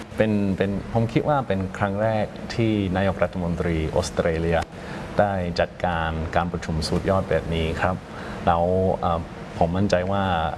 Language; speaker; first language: Thai; non-native, fluent; English